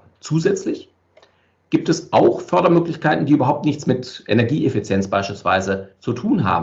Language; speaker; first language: German; native; German